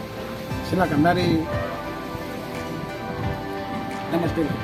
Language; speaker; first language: Indonesian; native; Indonesian